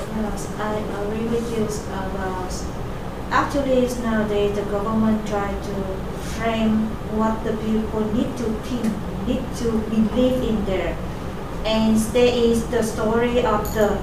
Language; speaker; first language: English; non-native, fluent; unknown